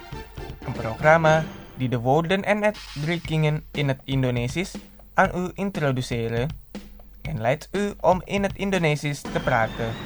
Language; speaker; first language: Dutch; non-native, fluent; Indonesian